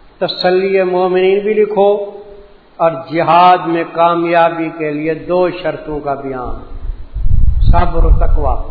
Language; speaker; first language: Urdu; non-native, local second language; Punjabi